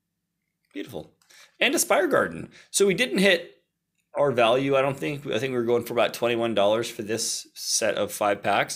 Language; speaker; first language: English; native; English